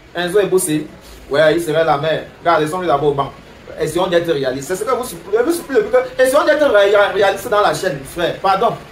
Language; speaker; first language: French; native; French